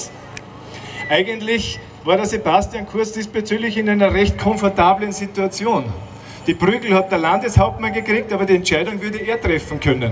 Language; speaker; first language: German; native; German